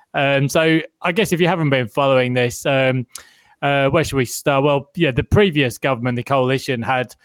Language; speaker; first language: English; native; English